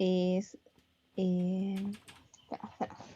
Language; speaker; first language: Spanish; native; Spanish